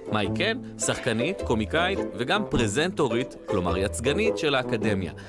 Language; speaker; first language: Hebrew; native; Hebrew